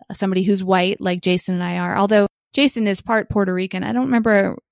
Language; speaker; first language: English; early bilingual, other home language; Ukrainian